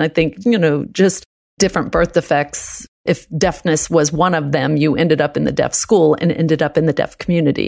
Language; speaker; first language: English; early bilingual, other home language; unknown